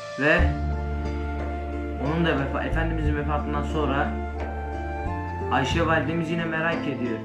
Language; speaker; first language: Turkish; native; Turkish